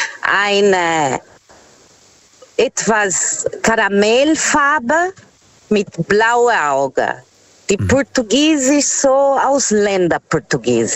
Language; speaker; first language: German; non-native, fluent; Portuguese